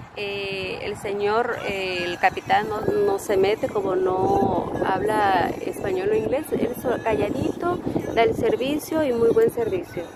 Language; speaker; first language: Spanish; native; Spanish